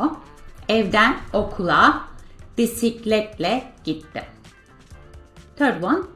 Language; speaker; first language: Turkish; non-native, fluent; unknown